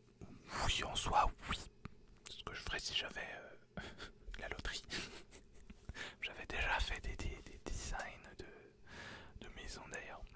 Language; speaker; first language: French; native; French